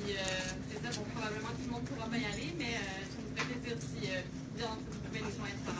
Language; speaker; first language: French; native; French